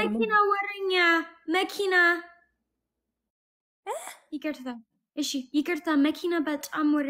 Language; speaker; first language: Amharic; non-native, learner; English